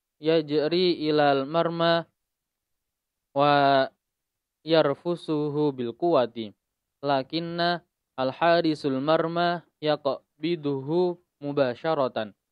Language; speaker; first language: Arabic; non-native, learner; Indonesian